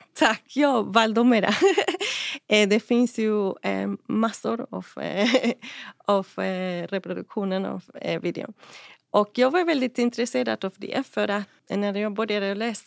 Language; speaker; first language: Swedish; non-native, fluent; Spanish